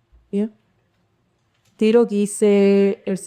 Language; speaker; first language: Spanish; early bilingual, heritage; Spanish